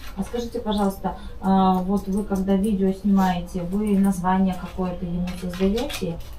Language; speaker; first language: Russian; native; Russian